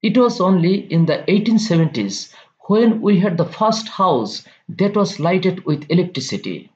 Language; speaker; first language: English; non-native, local second language; Bangla